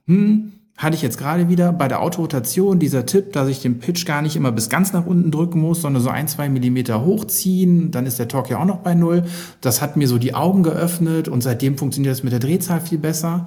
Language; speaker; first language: German; native; German